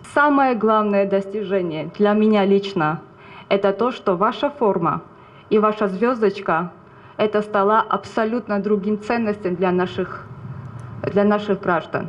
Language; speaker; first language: Russian; non-native, fluent; Georgian